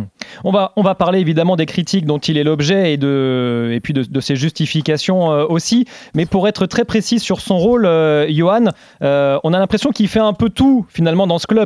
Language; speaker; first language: French; native; French